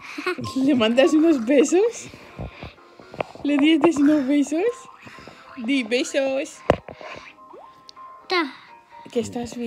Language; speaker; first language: Spanish; non-native, fluent; Georgian